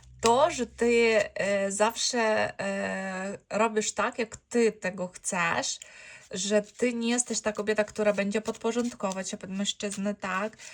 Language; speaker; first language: Polish; non-native, fluent; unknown